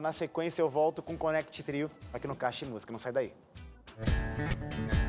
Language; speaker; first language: Portuguese; native; Portuguese